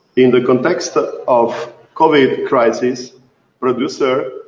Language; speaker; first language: English; non-native, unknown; Romanian